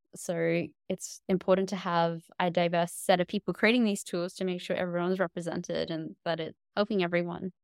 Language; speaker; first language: English; native; English